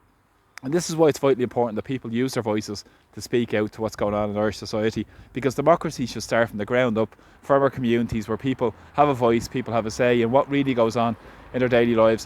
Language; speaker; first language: English; native; English